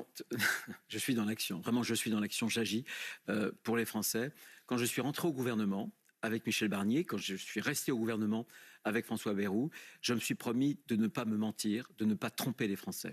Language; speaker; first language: French; native; French